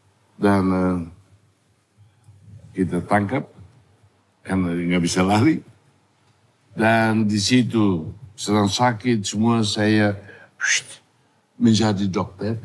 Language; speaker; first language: Indonesian; non-native, learner; Tetum